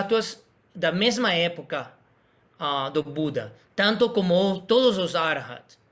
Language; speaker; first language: Portuguese; non-native, fluent; Spanish